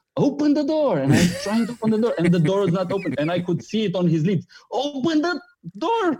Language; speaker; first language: English; non-native, fluent; Romanian